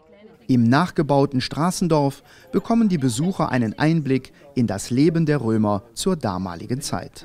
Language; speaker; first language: German; native; German